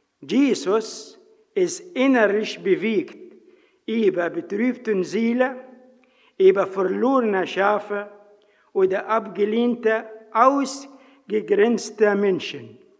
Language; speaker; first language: German; non-native, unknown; Arabic